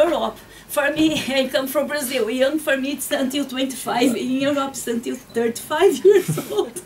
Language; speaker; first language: English; non-native, learner; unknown